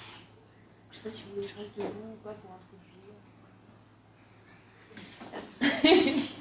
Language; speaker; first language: French; native; French